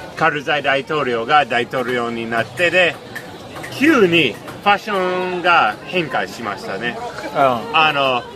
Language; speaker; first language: Japanese; non-native, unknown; English